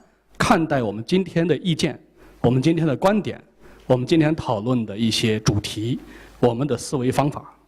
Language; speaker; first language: Chinese; native; Chinese